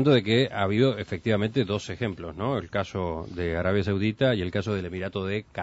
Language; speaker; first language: Spanish; native; Spanish